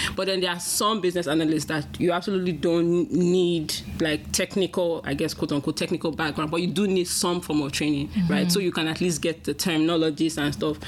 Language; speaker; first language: English; non-native, local second language; Yoruba